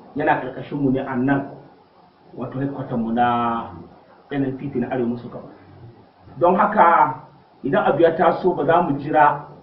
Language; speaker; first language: Hausa; native; Hausa